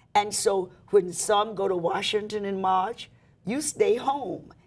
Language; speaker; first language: English; native; English